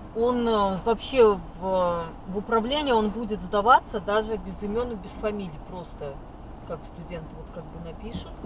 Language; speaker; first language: Russian; native; Russian